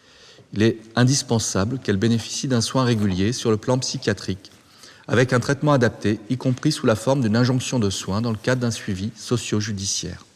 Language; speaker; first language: French; native; French